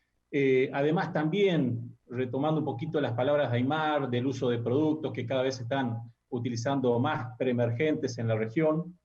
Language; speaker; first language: Spanish; native; Spanish